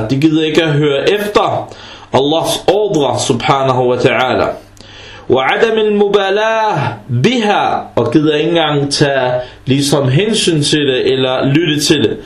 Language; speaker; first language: Danish; early bilingual, other home language; Arabic